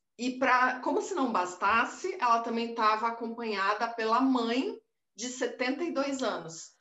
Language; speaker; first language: Portuguese; native; Portuguese